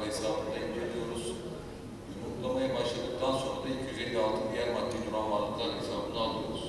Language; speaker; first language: Turkish; native; Turkish